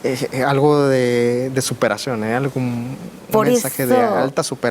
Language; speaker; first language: Spanish; native; Spanish